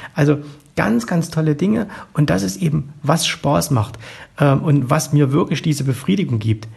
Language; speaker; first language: German; native; German